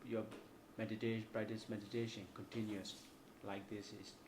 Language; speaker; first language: English; non-native, fluent; Burmese